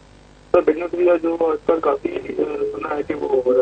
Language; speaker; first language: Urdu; non-native, local second language; Punjabi